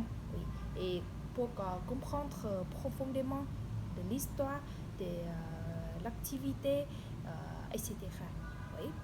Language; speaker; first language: French; non-native, learner; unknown